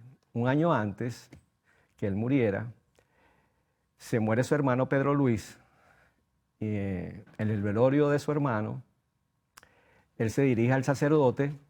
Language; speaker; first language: Spanish; native; Spanish